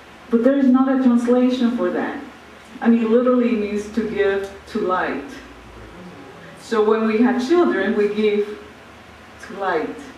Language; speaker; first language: English; non-native, local second language; Spanish